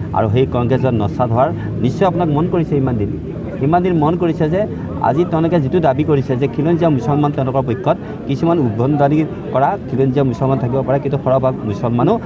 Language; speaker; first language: Assamese; native; Assamese